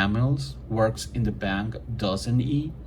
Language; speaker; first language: English; non-native, fluent; Spanish